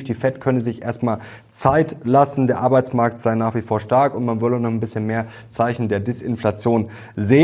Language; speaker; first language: German; native; German